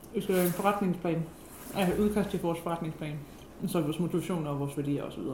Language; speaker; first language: Danish; non-native, fluent; English